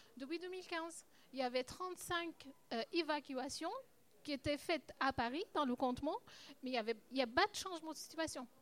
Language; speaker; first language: French; non-native, learner; Arabic